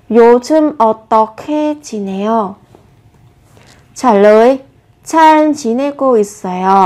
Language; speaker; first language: Korean; non-native, fluent; Vietnamese